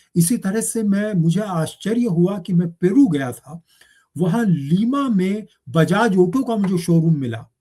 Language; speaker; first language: Hindi; native; Hindi